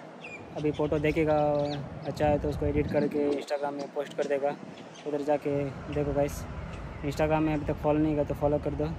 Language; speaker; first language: Hindi; non-native, local second language; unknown